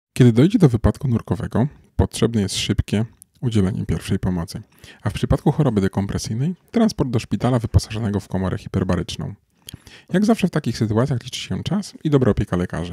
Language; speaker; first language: Polish; native; Polish